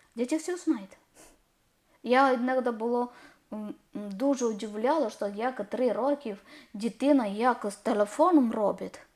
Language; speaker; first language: Ukrainian; non-native, learner; Malayalam